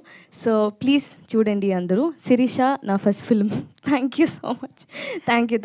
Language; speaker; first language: Telugu; non-native, learner; Tamil